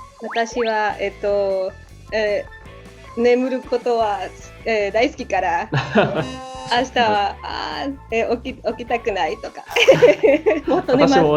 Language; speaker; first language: Japanese; non-native, learner; Spanish